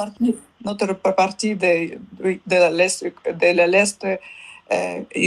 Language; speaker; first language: French; non-native, learner; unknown